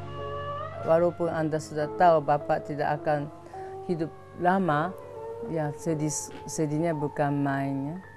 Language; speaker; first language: Indonesian; non-native, fluent; Japanese